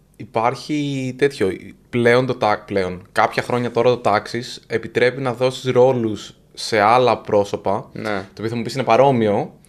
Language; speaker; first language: Greek; native; Greek